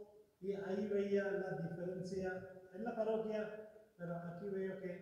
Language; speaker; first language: Spanish; non-native, fluent; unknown